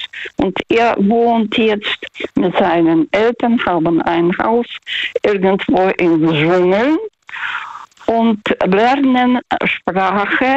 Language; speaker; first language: German; non-native, fluent; Russian